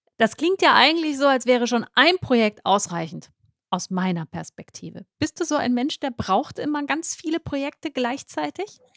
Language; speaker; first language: German; native; German